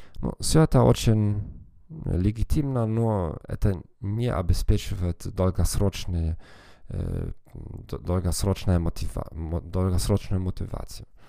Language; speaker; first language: Russian; non-native, fluent; German